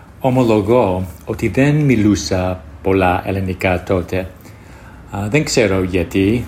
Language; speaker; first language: Greek; non-native, learner; English